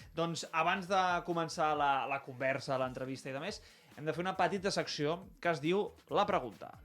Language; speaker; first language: Catalan; native; Catalan